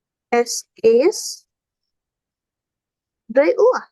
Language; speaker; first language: German; non-native, learner; Indonesian